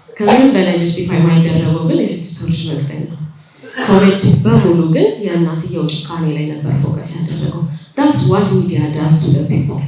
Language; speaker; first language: Amharic; native; Amharic